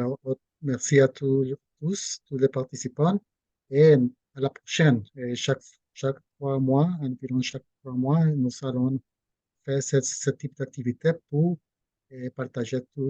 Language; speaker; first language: French; non-native, fluent; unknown